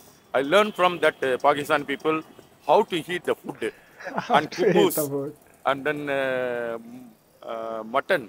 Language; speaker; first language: English; non-native, learner; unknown